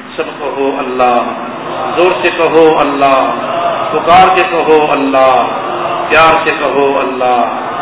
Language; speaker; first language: Urdu; non-native, local second language; Saraiki